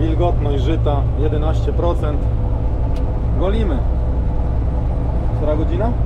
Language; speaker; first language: Polish; native; Polish